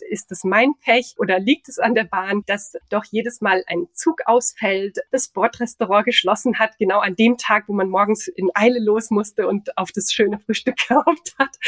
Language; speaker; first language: German; native; German